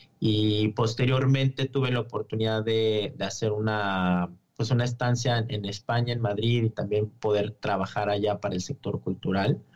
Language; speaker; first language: Spanish; native; Spanish